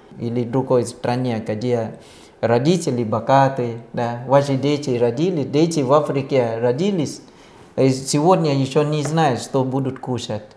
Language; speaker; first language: Russian; non-native, fluent; Thai